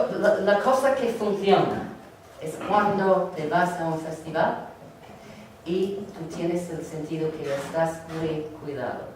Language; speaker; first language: Spanish; non-native, learner; English